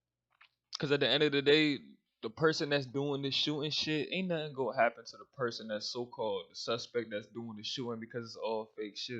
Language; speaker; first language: English; native; English